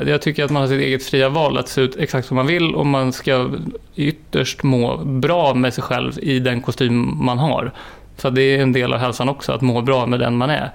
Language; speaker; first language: Swedish; native; Swedish